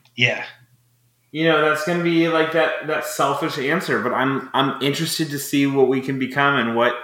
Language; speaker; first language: English; native; English